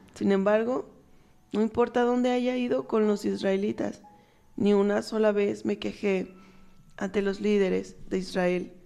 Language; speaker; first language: Spanish; native; Spanish